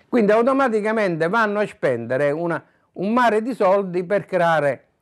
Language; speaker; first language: Italian; native; Italian